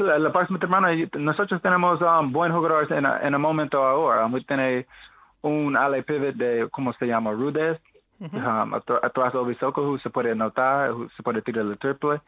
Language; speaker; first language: Spanish; non-native, learner; English